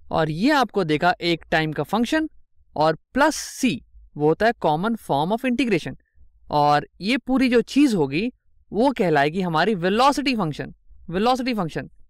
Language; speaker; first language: Hindi; native; Hindi